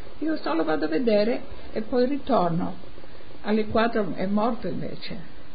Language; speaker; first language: Italian; non-native, local second language; Friulian